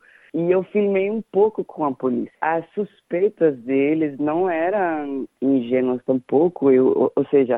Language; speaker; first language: Portuguese; non-native, fluent; Danish